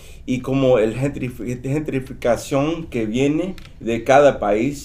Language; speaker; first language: Spanish; early bilingual, heritage; Spanish